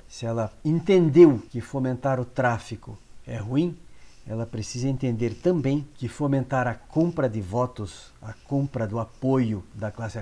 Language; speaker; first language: Portuguese; native; Portuguese